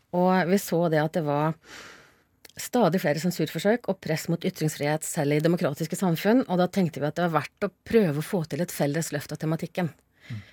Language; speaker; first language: Norwegian; native; Norwegian